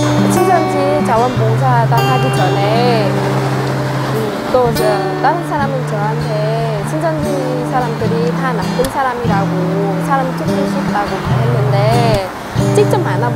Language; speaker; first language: Korean; non-native, learner; Vietnamese